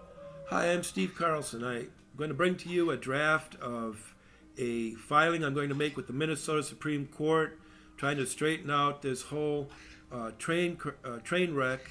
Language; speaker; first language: English; native; English